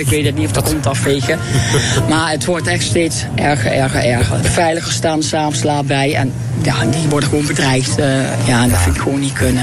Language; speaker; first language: Dutch; native; Dutch